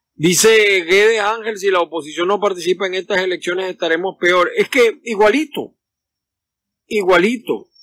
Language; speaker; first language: Spanish; native; Spanish